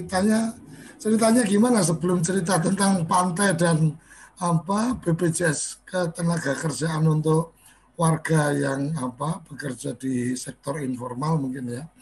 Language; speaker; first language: Malay; native; Malay